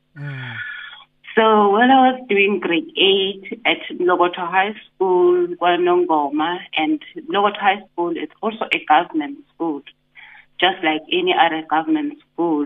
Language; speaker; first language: English; non-native, local second language; Zulu